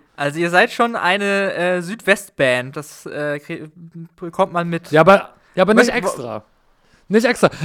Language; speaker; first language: German; early bilingual, other home language; English